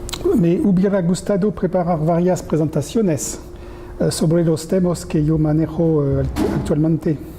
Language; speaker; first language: Spanish; non-native, learner; French